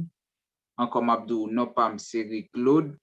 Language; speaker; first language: French; non-native, learner; Haitian Creole